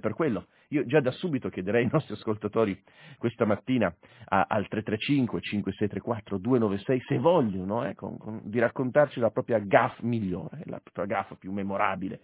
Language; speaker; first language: Italian; native; Italian